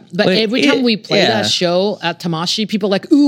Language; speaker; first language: English; non-native, fluent; Japanese